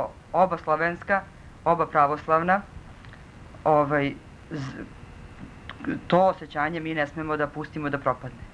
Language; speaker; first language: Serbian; early bilingual, other home language; Russian